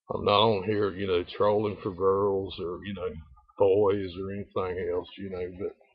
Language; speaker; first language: English; native; English